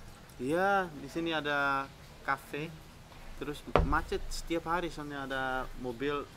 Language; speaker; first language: Indonesian; non-native, fluent; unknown